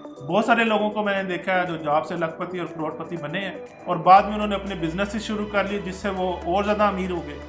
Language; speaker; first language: Urdu; non-native, local second language; Punjabi